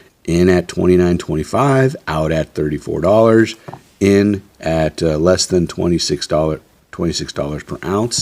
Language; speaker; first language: English; native; English